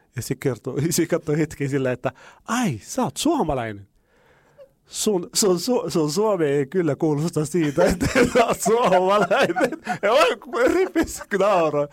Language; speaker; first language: Finnish; non-native, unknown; Arabic